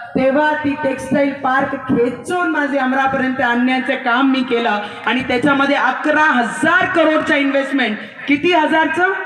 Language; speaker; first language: Marathi; non-native, local second language; Hindi